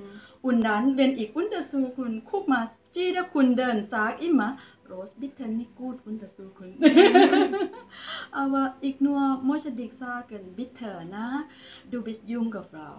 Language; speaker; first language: German; non-native, learner; Thai